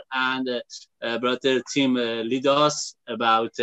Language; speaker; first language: English; non-native, learner; Persian